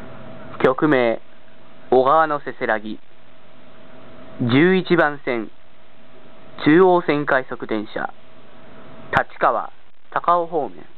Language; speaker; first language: Japanese; native; Japanese